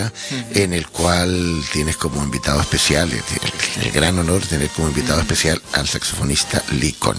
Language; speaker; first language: Spanish; native; Spanish